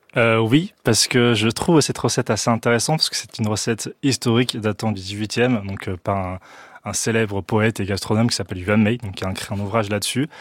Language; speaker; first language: French; early bilingual, other home language; Wu Chinese